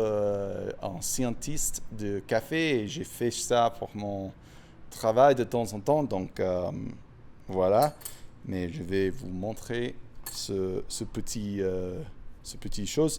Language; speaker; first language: French; non-native, fluent; English